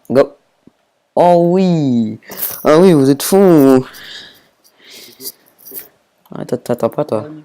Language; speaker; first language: French; native; French